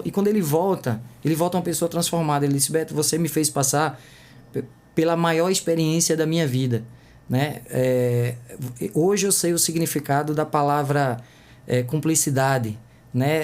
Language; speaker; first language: Portuguese; native; Portuguese